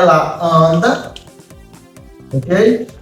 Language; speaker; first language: Portuguese; non-native, fluent; Haitian Creole